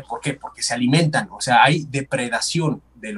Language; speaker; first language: Spanish; native; Spanish